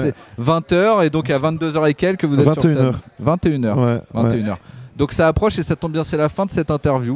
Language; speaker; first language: French; native; French